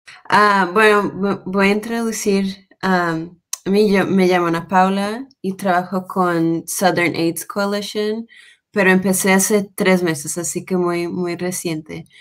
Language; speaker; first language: Spanish; non-native, fluent; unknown